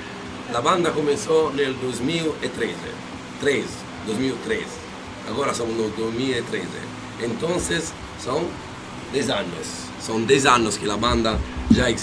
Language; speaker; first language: Spanish; non-native, learner; Italian